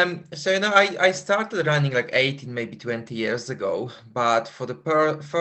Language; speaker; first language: English; non-native, fluent; Polish